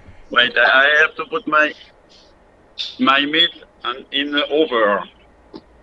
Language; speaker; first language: English; non-native, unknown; French